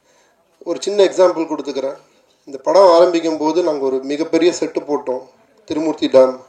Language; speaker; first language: Tamil; native; Tamil